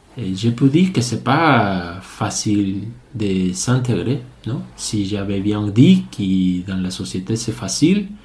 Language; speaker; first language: French; non-native, learner; Spanish